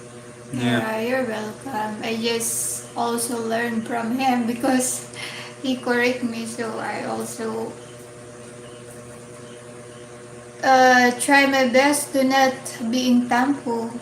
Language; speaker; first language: English; non-native, local second language; Filipino